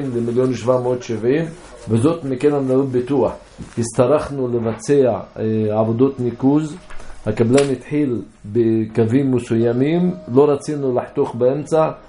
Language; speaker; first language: Hebrew; non-native, local second language; Arabic